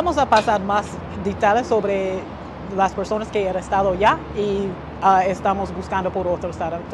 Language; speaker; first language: Spanish; non-native, learner; English